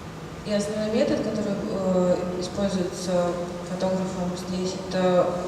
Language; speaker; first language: Russian; native; Russian